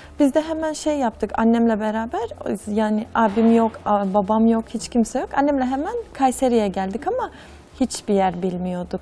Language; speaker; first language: Turkish; native; Turkish